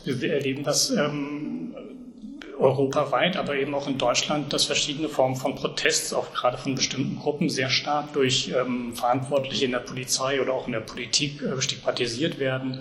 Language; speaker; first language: German; native; German